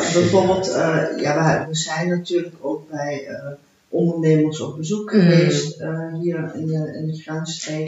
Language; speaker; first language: Dutch; early bilingual, heritage; Dutch